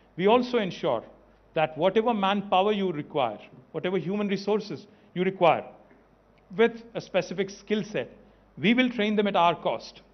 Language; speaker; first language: English; non-native, local second language; Telugu